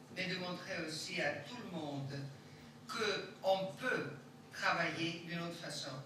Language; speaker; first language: French; non-native, fluent; Greek